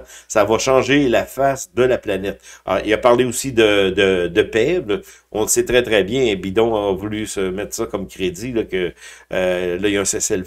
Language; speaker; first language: French; native; French